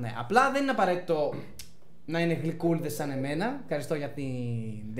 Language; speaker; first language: Greek; native; Greek